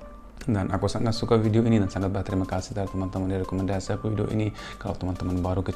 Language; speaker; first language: Indonesian; non-native, fluent; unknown